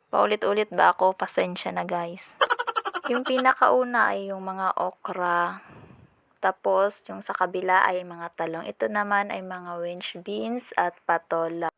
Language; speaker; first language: Filipino; non-native, local second language; Cebuano